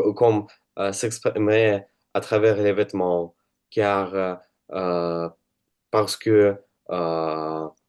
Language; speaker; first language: French; non-native, learner; Russian